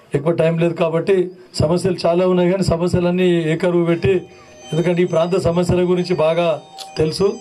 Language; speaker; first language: Telugu; native; Telugu